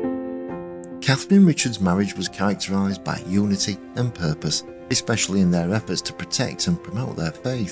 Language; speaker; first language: English; native; English